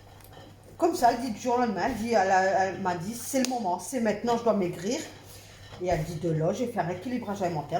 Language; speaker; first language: French; native; French